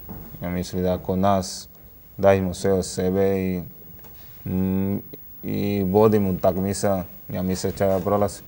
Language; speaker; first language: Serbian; non-native, learner; Spanish